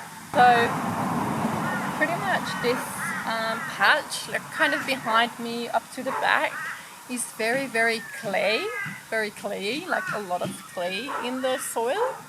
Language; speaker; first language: English; non-native, fluent; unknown